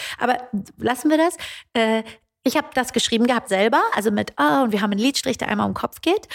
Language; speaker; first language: German; early bilingual, other home language; Persian